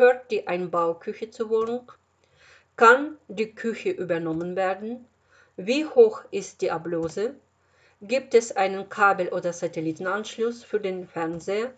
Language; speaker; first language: German; non-native, fluent; Russian